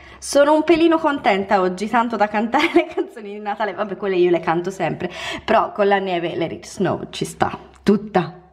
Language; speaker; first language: Italian; native; Italian